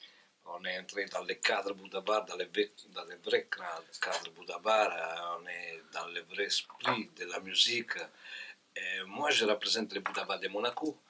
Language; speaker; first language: French; non-native, fluent; Italian